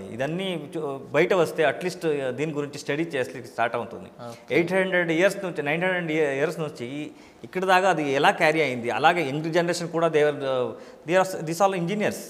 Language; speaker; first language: Telugu; non-native, learner; Kannada